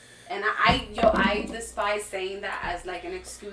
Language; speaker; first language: English; early bilingual, other home language; Spanish